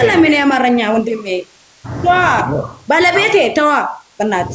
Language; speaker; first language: Amharic; non-native, learner; Oromo